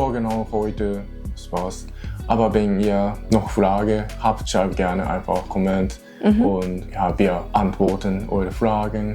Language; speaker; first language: German; non-native, learner; Japanese